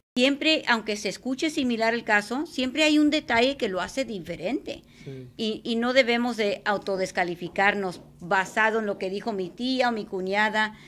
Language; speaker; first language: Spanish; native; Spanish